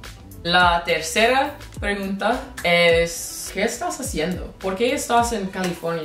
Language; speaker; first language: Spanish; non-native, learner; English